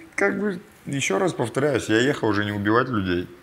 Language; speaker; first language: Russian; native; Russian